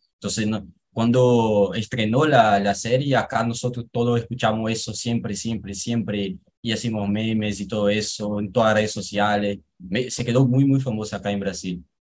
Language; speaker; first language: Spanish; non-native, fluent; Portuguese